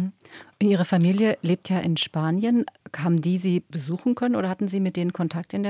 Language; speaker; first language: German; native; German